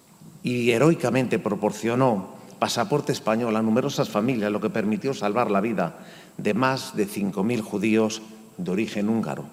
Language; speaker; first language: Spanish; native; Spanish